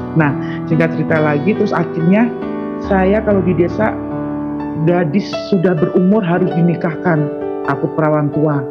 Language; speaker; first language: Indonesian; non-native, local second language; Sundanese